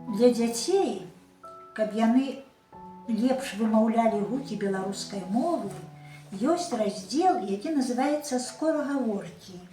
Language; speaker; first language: Belarusian; native; Belarusian